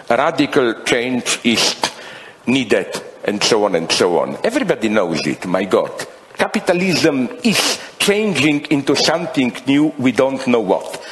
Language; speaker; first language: English; non-native, fluent; Slovenian